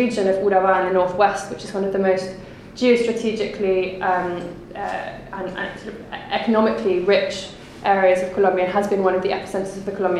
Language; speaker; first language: English; native; English